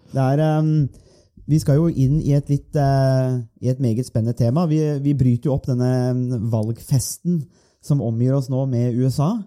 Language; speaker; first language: Norwegian; native; Norwegian